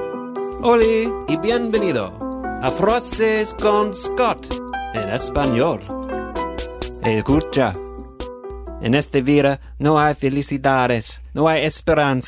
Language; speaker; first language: Spanish; non-native, learner; English